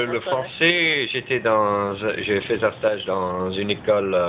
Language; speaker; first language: French; early bilingual, heritage; French